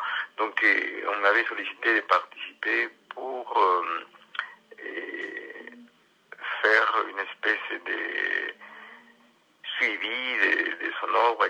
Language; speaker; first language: French; non-native, fluent; Spanish